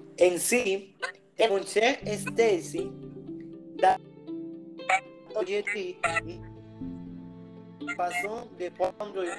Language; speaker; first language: French; non-native, learner; Spanish